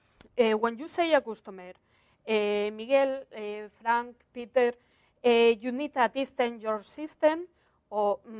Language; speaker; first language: English; non-native, learner; Spanish